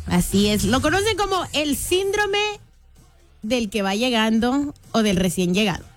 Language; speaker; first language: Spanish; native; Spanish